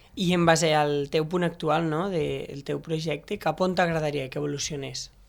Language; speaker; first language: Catalan; native; Catalan